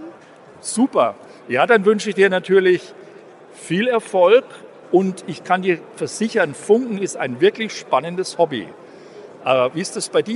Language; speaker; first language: German; native; German